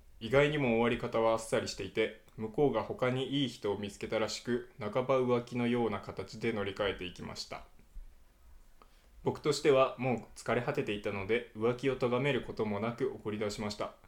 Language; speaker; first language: Japanese; native; Japanese